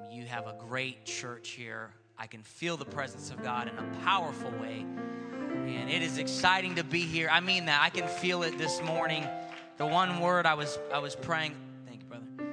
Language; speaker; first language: English; native; English